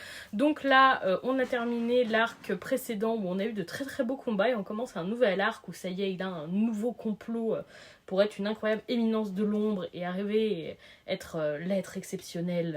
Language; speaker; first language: French; native; French